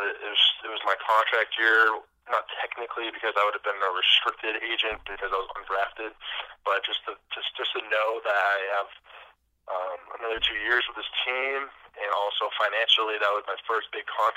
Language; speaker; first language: English; native; English